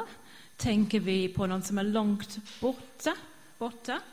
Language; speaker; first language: Swedish; non-native, fluent; English